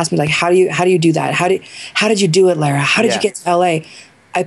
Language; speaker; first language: English; native; English